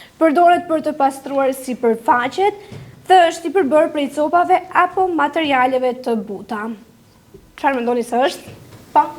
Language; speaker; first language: Albanian; native; Albanian